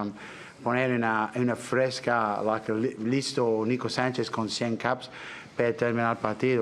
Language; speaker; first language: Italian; non-native, learner; English